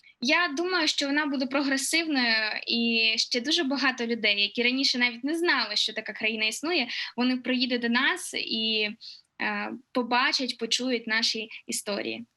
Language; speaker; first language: Ukrainian; non-native, local second language; Russian